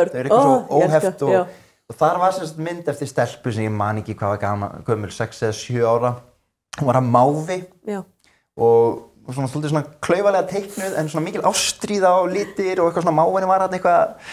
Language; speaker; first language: Icelandic; native; Icelandic